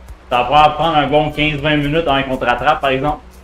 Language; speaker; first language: French; native; French